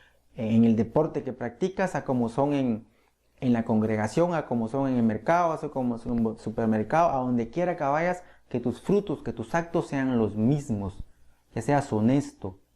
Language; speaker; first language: Spanish; native; Spanish